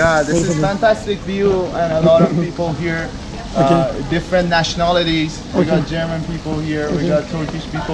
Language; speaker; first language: English; non-native, fluent; Persian